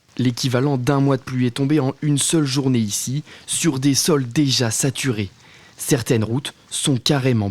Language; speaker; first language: French; native; French